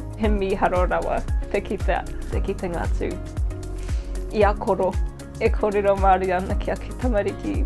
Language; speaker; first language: Māori; non-native, local second language; English